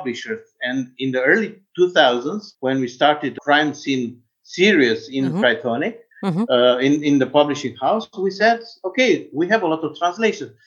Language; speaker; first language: English; non-native, fluent; Romanian